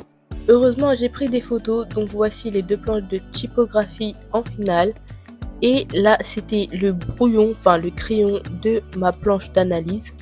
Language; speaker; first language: French; native; French